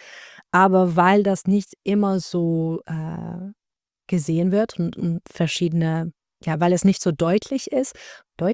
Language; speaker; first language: German; non-native, learner; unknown